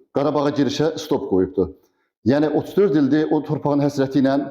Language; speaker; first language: Azerbaijani; native; Azerbaijani